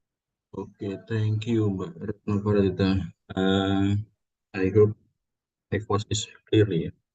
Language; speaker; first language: English; non-native, learner; Indonesian